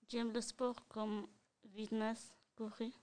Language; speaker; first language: French; non-native, learner; Tigrinya